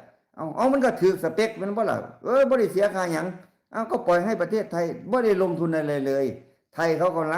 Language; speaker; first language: Thai; non-native, local second language; Lao